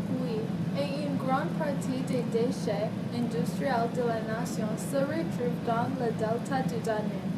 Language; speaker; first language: French; non-native, learner; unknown